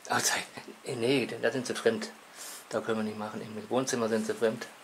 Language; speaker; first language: German; native; German